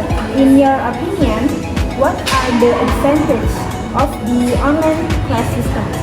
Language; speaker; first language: English; non-native, learner; Indonesian